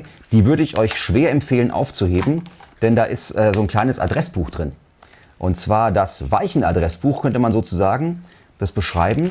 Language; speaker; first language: German; native; German